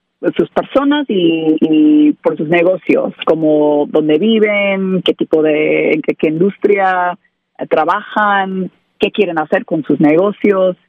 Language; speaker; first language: Spanish; non-native, learner; English